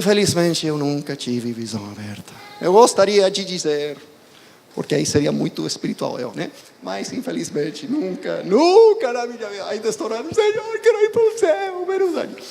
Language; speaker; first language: Portuguese; non-native, fluent; Spanish